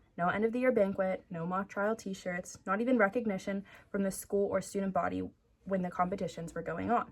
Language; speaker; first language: English; native; English